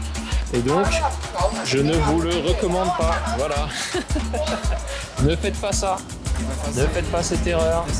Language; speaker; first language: French; native; French